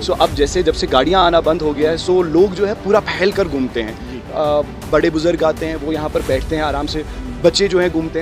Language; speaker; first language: Hindi; non-native, local second language; Kashmiri